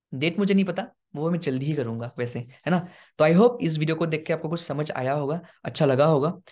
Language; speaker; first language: Hindi; non-native, local second language; Assamese